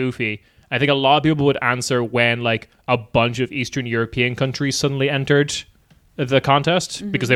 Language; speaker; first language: English; native; English